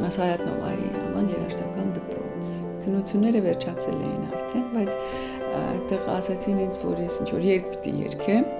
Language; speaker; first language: Armenian; native; Armenian